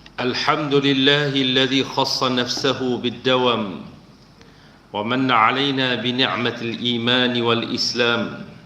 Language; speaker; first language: Arabic; non-native, fluent; Malay